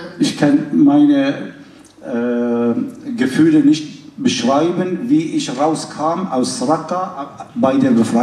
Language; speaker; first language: German; non-native, fluent; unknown